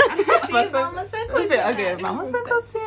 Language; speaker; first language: Spanish; non-native, fluent; Japanese